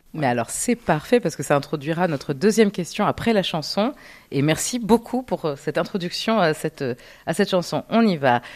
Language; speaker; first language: French; native; French